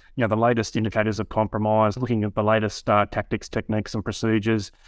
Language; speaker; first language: English; native; English